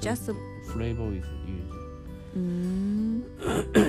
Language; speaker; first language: English; non-native, learner; Korean